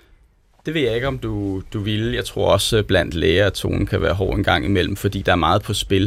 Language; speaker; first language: Danish; native; Danish